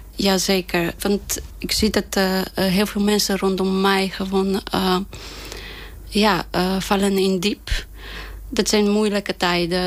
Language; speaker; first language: Dutch; non-native, fluent; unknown